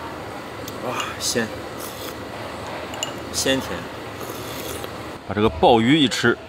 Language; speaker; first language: Chinese; native; Chinese